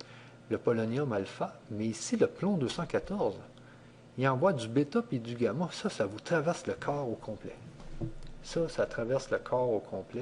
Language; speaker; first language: French; native; French